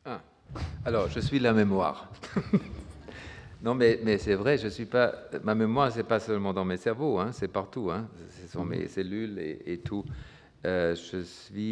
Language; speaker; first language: French; non-native, fluent; German